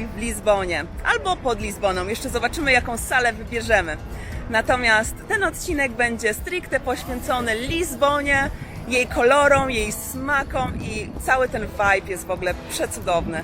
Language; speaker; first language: Polish; native; Polish